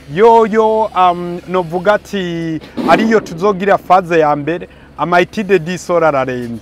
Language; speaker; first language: Rundi; early bilingual, heritage; Rundi